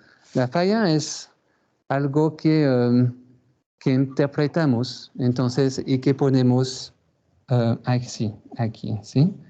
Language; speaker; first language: Spanish; non-native, fluent; French